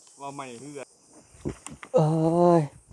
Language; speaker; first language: Thai; non-native, local second language; Northeastern Thai